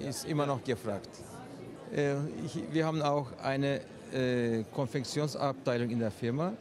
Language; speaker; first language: German; non-native, fluent; Turkish